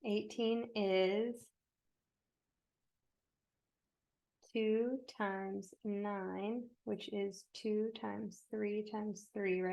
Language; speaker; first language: English; native; English